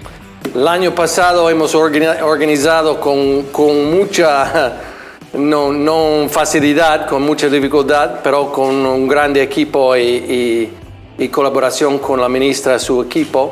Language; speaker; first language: Spanish; non-native, fluent; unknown